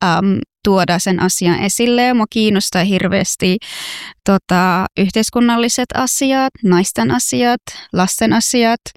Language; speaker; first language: Finnish; non-native, fluent; Persian